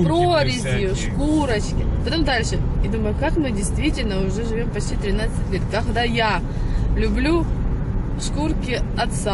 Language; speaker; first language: Russian; native; Russian